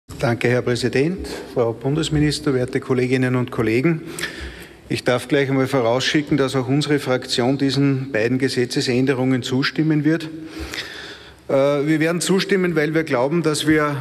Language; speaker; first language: German; native; German